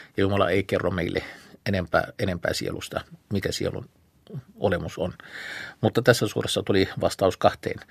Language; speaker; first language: Finnish; non-native, fluent; Arabic